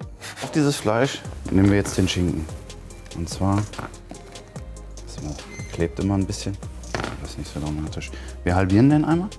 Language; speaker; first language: German; native; German